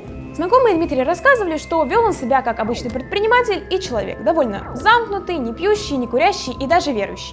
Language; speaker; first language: Russian; native; Russian